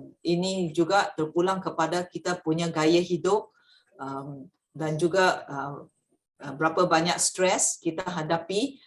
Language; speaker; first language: Malay; native; Malay